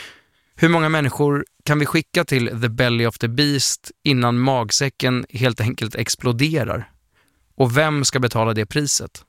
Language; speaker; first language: Swedish; native; Swedish